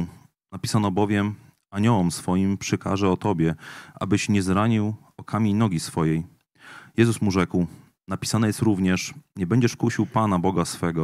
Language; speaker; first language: Polish; native; Polish